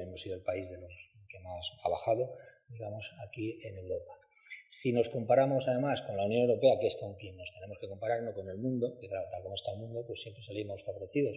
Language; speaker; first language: Spanish; native; Spanish